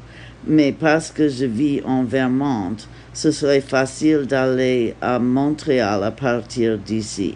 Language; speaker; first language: French; non-native, learner; English